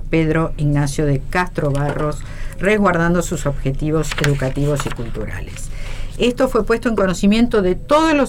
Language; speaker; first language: Spanish; native; Spanish